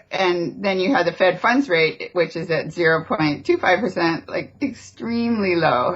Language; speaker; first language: English; native; English